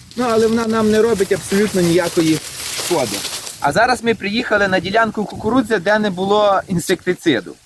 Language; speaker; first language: Ukrainian; native; Ukrainian